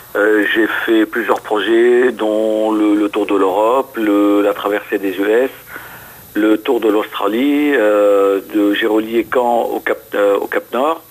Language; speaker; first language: French; non-native, local second language; Arabic